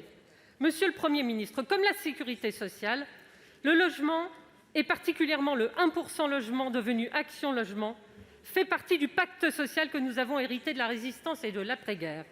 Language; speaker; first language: French; native; French